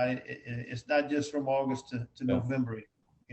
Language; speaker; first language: English; native; English